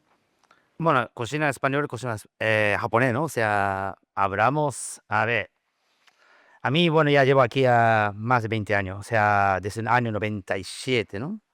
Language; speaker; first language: Spanish; non-native, learner; Japanese